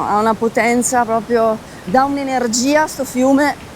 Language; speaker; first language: Italian; native; Italian